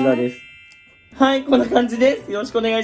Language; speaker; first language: Japanese; native; Japanese